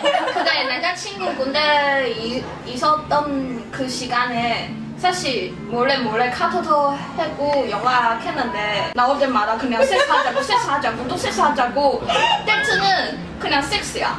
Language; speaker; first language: Korean; non-native, fluent; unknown